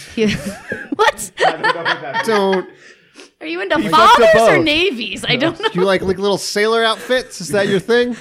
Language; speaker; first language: English; native; English